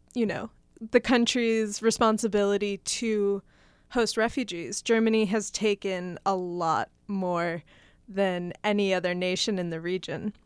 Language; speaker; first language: English; native; English